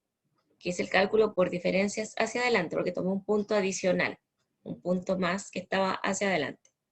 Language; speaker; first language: Spanish; native; Spanish